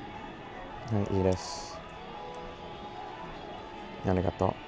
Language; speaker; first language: Japanese; non-native, learner; English